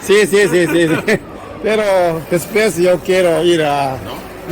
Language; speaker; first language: Spanish; non-native, learner; Korean